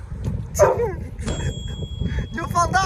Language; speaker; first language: Chinese; native; Chinese